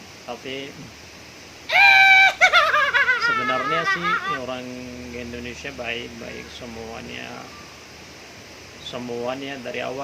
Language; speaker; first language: Indonesian; non-native, fluent; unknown